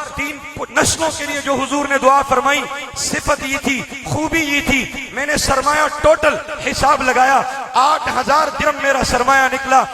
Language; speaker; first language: Urdu; non-native, local second language; Pashto